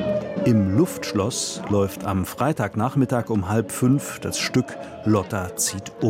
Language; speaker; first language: German; native; German